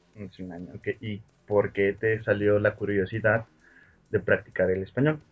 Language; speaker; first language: Spanish; native; Spanish